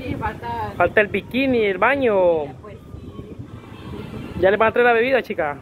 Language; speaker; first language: Spanish; native; Spanish